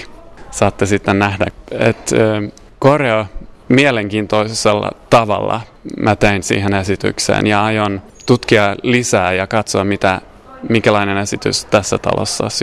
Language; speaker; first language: Finnish; non-native, fluent; Swedish